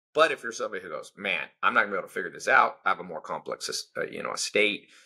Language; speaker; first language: English; native; English